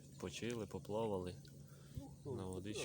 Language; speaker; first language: Ukrainian; native; Ukrainian